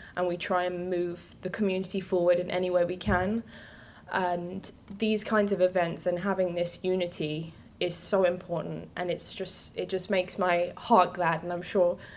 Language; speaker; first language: English; native; English